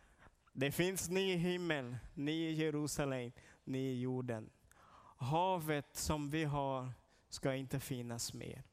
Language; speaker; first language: Swedish; non-native, learner; Portuguese